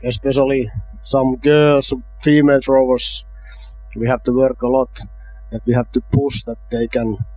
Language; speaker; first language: English; non-native, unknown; Finnish